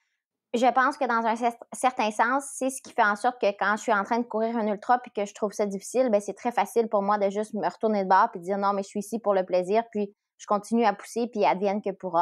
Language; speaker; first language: French; native; French